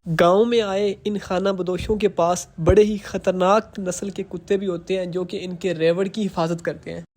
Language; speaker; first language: Urdu; non-native, local second language; Punjabi